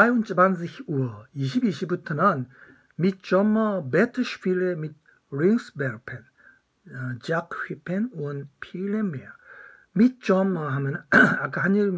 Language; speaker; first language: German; non-native, fluent; Korean